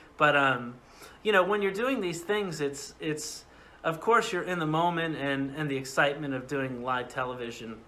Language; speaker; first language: English; native; English